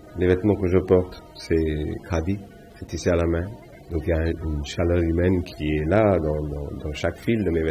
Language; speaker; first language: French; non-native, fluent; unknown